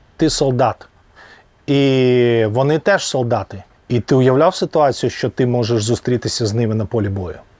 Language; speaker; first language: Ukrainian; native; Ukrainian